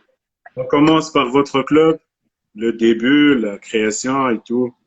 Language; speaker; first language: French; non-native, local second language; Arabic